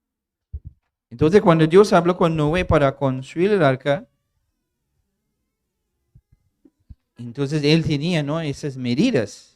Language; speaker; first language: Spanish; non-native, fluent; English